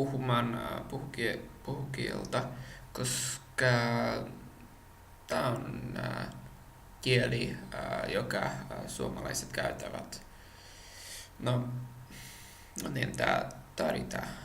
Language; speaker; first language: Finnish; non-native, learner; Czech